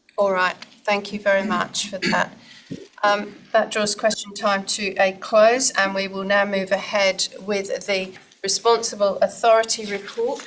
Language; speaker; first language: English; native; English